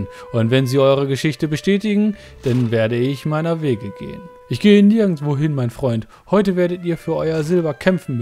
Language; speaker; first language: German; native; German